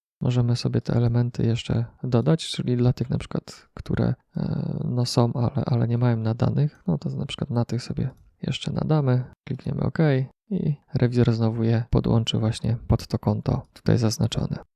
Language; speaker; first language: Polish; native; Polish